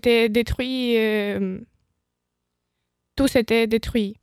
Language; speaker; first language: French; non-native, learner; Ukrainian